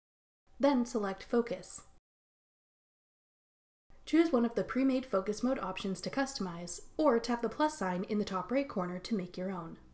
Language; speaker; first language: English; native; English